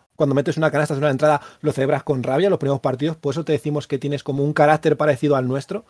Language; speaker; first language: Spanish; native; Spanish